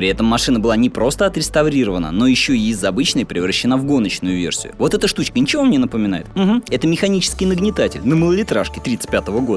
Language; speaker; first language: Russian; native; Russian